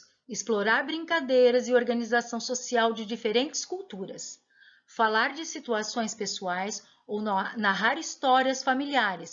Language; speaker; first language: Portuguese; native; Portuguese